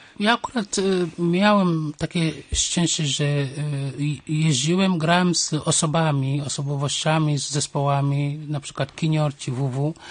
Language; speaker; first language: Polish; non-native, fluent; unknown